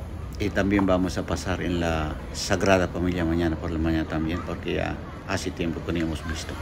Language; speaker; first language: Spanish; non-native, fluent; Filipino